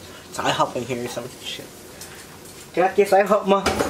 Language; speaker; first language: Spanish; early bilingual, heritage; Spanish